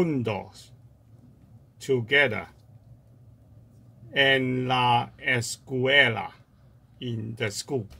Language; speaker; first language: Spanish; non-native, learner; Cantonese